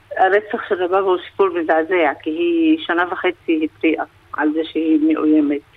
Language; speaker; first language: Hebrew; non-native, local second language; Arabic